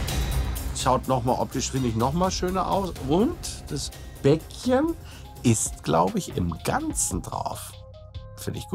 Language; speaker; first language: German; native; German